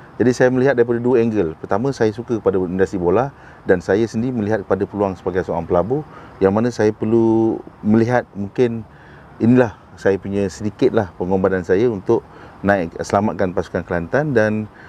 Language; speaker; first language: Malay; native; Malay